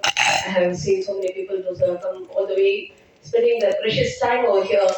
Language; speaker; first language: English; non-native, local second language; Tamil